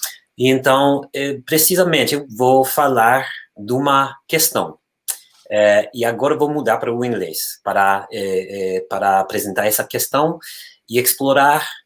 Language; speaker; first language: Portuguese; non-native, fluent; English